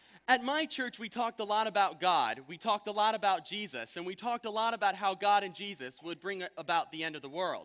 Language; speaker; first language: English; native; English